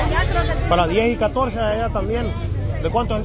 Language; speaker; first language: Spanish; native; Spanish